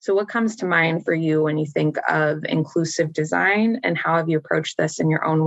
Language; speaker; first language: English; native; English